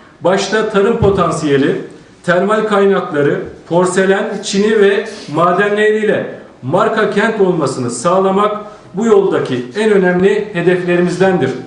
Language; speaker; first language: Turkish; native; Turkish